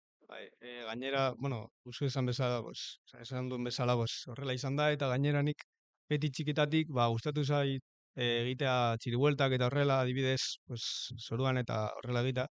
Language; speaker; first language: Basque; non-native, local second language; Spanish